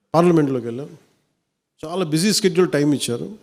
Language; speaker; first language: Telugu; native; Telugu